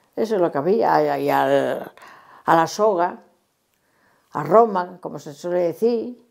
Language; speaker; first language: Spanish; native; Spanish